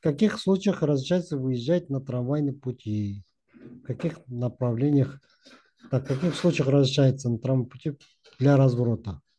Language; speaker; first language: Russian; non-native, local second language; Kazakh